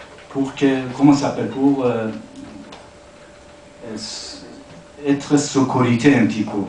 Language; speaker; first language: French; non-native, learner; Persian